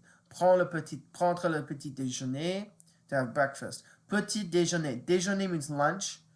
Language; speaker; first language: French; non-native, learner; English